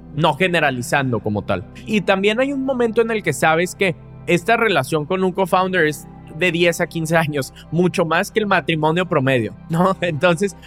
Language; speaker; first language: Spanish; native; Spanish